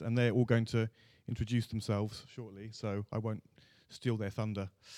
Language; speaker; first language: English; native; English